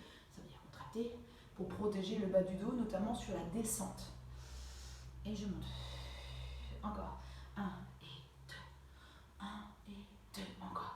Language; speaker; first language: French; native; French